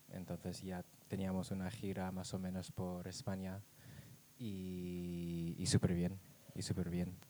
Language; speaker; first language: Spanish; non-native, fluent; English